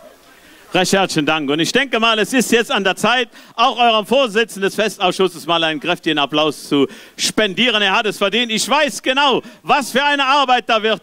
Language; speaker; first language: German; native; German